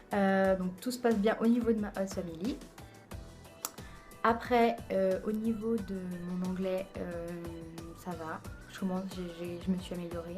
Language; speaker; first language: French; native; French